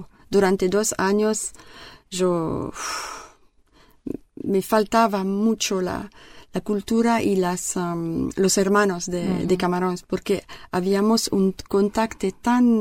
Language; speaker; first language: Spanish; non-native, learner; French